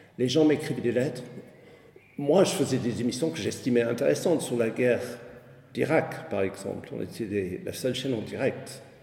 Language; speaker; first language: French; non-native, fluent; English